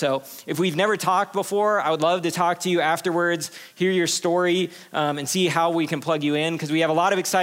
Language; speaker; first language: English; native; English